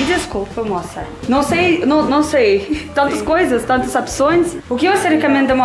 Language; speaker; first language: Portuguese; non-native, fluent; Russian